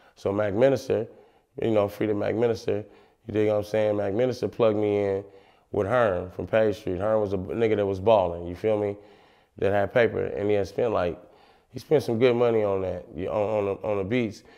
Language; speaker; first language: English; native; English